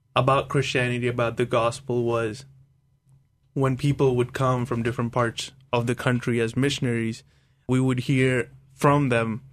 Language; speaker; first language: English; non-native, local second language; Hindi